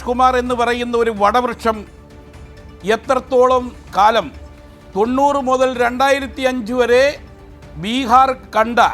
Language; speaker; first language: Malayalam; native; Malayalam